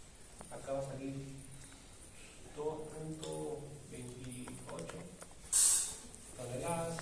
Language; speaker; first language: Spanish; native; Spanish